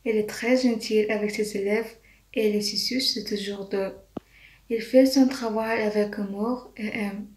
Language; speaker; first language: French; non-native, learner; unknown